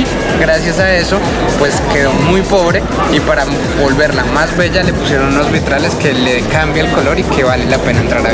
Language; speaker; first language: Spanish; native; Spanish